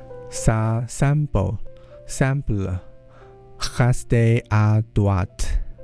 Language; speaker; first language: French; non-native, learner; Chinese